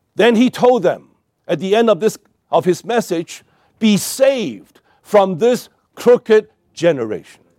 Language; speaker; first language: English; non-native, local second language; Cantonese